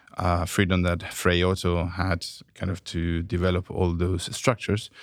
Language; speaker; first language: English; non-native, fluent; Spanish